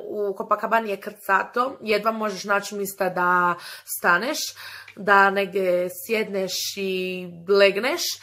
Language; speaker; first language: Croatian; early bilingual, other home language; Portuguese